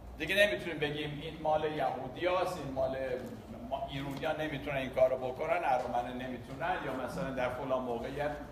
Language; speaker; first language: Persian; non-native, local second language; Armenian